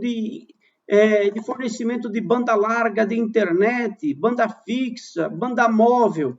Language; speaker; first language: Portuguese; native; Portuguese